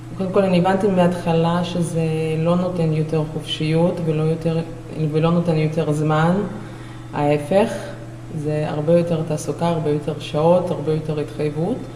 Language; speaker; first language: Hebrew; non-native, fluent; Russian